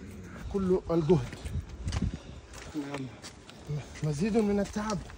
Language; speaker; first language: Arabic; non-native, learner; Bangla